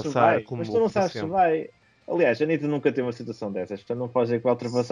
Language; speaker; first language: Portuguese; native; Portuguese